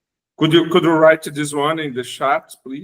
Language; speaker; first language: English; non-native, learner; Portuguese